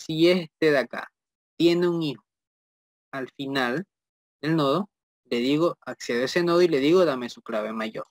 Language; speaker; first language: Spanish; native; Spanish